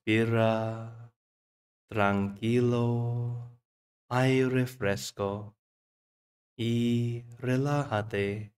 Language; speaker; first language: Spanish; non-native, fluent; English